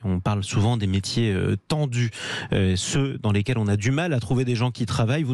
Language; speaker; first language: French; native; French